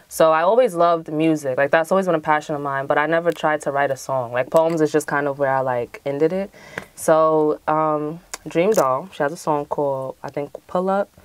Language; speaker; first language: English; native; English